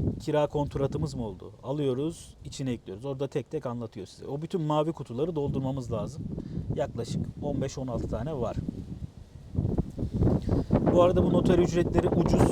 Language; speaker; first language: Turkish; native; Turkish